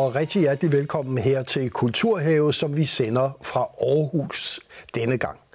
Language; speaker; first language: Danish; native; Danish